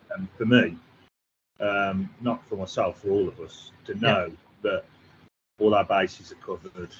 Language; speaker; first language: English; native; English